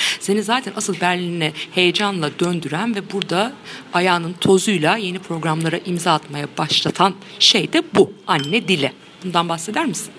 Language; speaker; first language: Turkish; native; Turkish